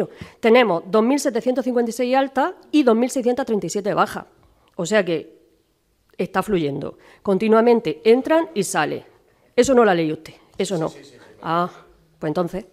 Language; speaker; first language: Spanish; native; Spanish